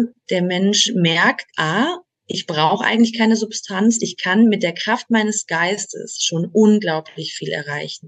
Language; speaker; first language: German; native; German